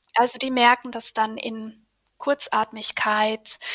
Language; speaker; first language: German; native; German